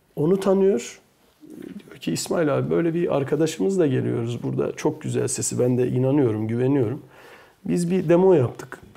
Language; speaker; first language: Turkish; early bilingual, heritage; Turkish